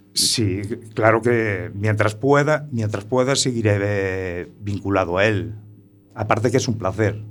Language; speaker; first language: Spanish; native; Spanish